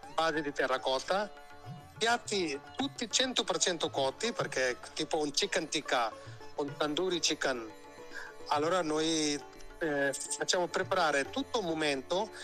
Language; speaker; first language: Italian; non-native, learner; Hindi